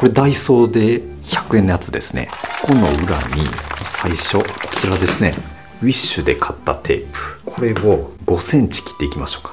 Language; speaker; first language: Japanese; native; Japanese